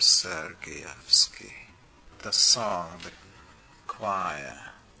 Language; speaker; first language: English; non-native, fluent; Hungarian